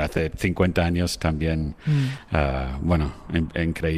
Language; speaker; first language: Spanish; non-native, fluent; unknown